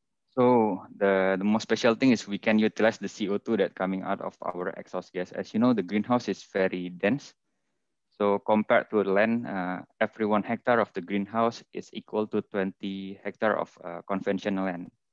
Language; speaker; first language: English; non-native, fluent; Indonesian